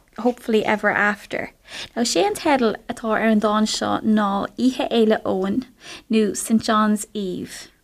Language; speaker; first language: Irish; non-native, local second language; English